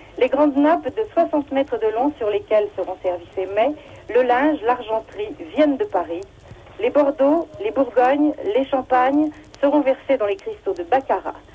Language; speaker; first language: French; native; French